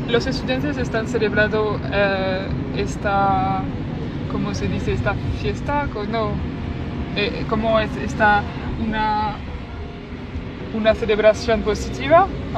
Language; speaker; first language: Spanish; non-native, learner; French